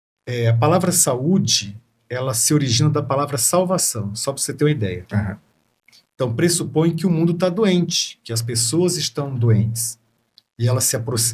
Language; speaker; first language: Portuguese; native; Portuguese